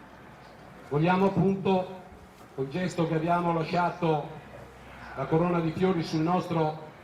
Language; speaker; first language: Italian; native; Italian